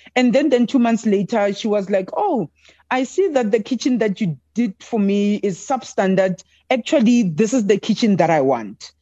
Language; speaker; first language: English; non-native, local second language; Southern Sotho